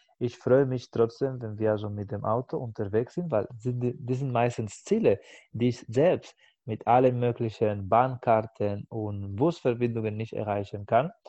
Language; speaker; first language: German; non-native, fluent; Spanish